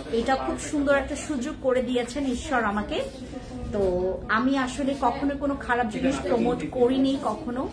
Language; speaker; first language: Bangla; non-native, local second language; Khasi